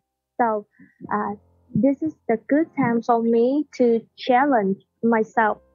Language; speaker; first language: English; non-native, learner; Vietnamese